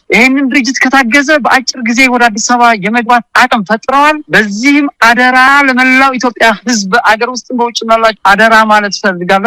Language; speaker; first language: Amharic; non-native, local second language; Tigrinya